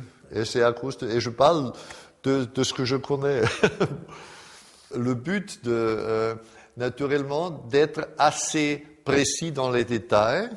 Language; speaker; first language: French; non-native, fluent; German